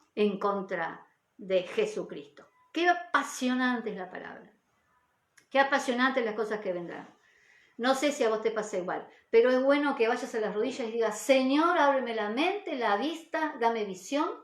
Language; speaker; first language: Spanish; native; Spanish